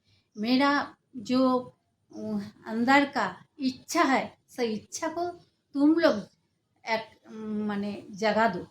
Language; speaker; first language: Hindi; non-native, learner; Bangla